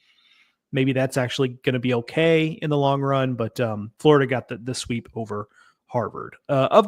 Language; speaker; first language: English; native; English